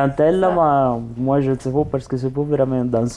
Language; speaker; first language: French; non-native, learner; Italian